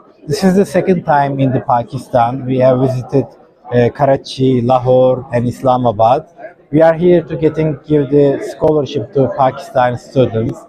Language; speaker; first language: English; non-native, fluent; Turkish